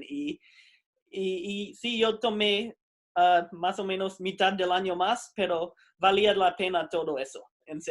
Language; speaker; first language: Spanish; non-native, fluent; English